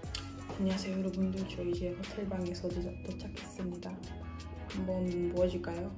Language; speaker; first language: Korean; non-native, fluent; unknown